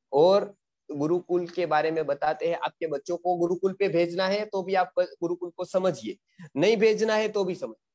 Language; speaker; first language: Hindi; non-native, local second language; Gujarati